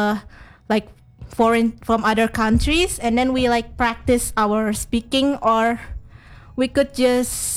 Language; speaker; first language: English; non-native, fluent; Indonesian